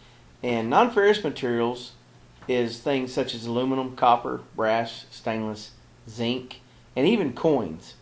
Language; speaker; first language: English; native; English